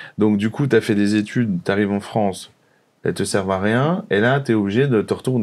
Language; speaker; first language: French; native; French